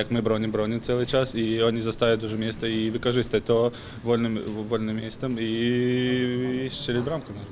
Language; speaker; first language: Polish; non-native, learner; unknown